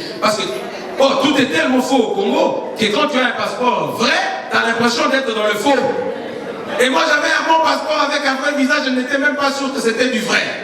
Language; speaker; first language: French; non-native, local second language; Lingala